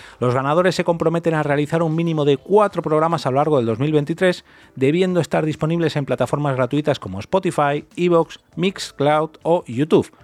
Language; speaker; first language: Spanish; native; Spanish